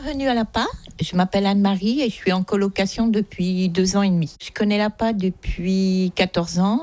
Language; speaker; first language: French; native; French